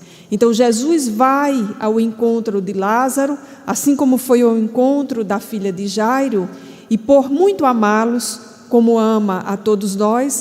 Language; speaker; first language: Portuguese; native; Portuguese